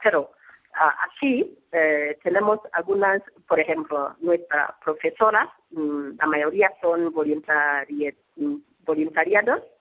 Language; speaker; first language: Spanish; non-native, learner; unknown